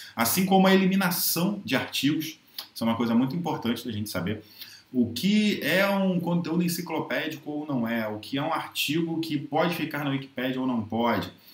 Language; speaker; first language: Portuguese; native; Portuguese